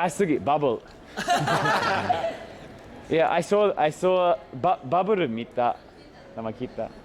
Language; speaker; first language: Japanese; non-native, learner; English